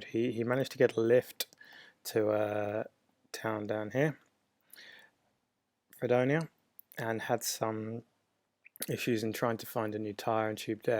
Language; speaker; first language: English; native; English